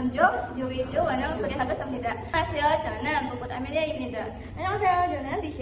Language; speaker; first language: Korean; non-native, learner; Indonesian